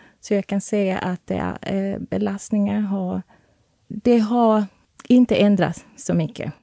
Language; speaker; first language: Swedish; non-native, fluent; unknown